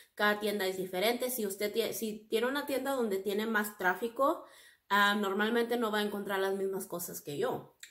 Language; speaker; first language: Spanish; early bilingual, heritage; Spanish